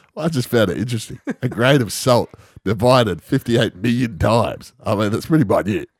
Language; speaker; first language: English; native; English